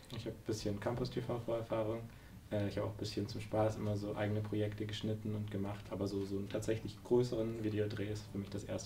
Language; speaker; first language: German; native; German